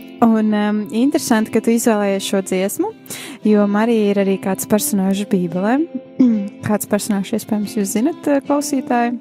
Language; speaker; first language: Latvian; native; Latvian